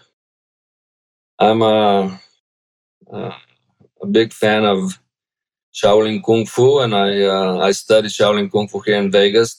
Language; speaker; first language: English; non-native, fluent; Bulgarian